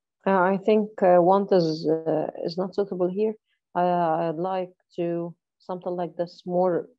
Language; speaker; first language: English; non-native, learner; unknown